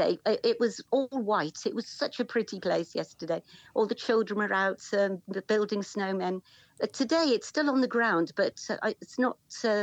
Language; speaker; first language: English; native; English